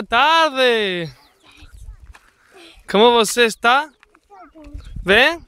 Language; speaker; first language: Portuguese; non-native, learner; Spanish